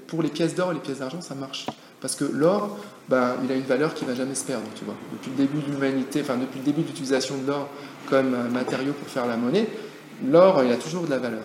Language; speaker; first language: French; native; French